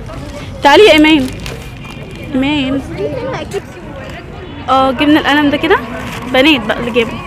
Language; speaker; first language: Arabic; native; Arabic